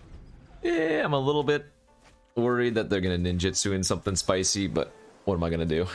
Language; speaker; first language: English; native; English